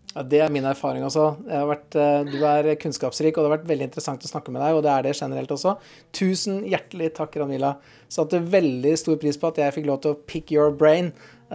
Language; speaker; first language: Norwegian; native; Norwegian